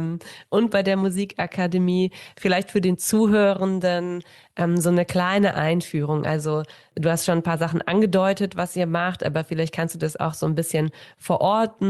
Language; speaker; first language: German; native; German